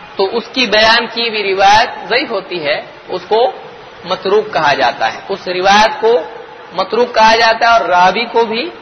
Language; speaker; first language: Urdu; native; Urdu